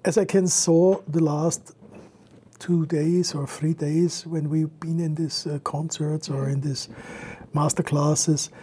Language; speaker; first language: English; non-native, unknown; German